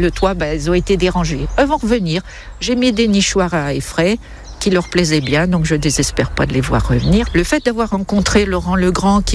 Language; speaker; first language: French; native; French